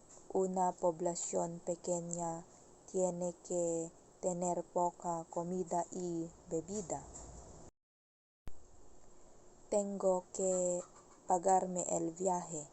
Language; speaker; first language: Spanish; non-native, learner; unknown